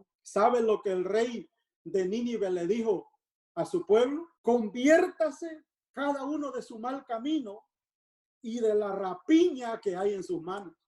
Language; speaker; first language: Spanish; native; Spanish